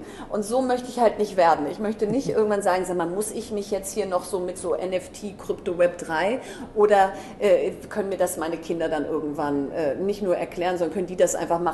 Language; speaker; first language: German; native; German